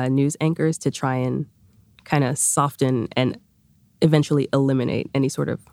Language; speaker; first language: English; early bilingual, other home language; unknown